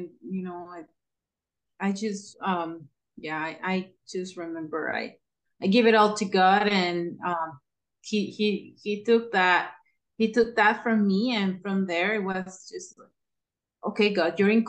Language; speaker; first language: English; non-native, fluent; Spanish